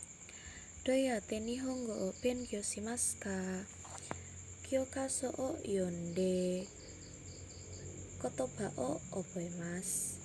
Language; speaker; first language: Japanese; non-native, learner; Indonesian